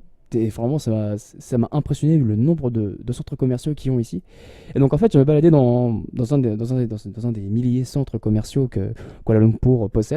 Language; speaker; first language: French; native; French